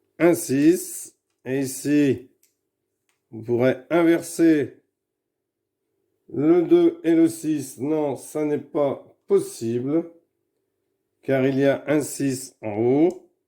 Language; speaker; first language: French; native; French